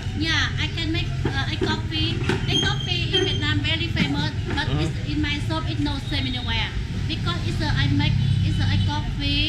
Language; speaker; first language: English; non-native, learner; Vietnamese